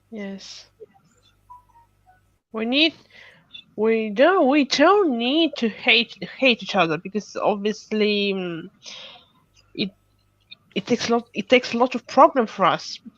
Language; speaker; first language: English; non-native, fluent; Russian